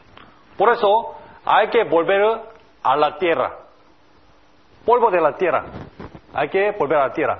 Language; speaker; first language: Spanish; non-native, learner; Korean